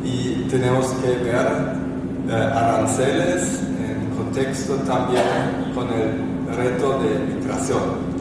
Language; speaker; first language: Spanish; non-native, fluent; German